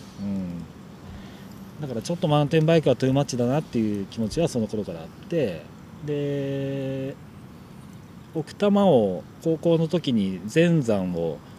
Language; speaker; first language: Japanese; native; Japanese